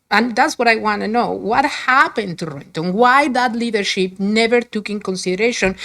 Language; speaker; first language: English; non-native, fluent; Spanish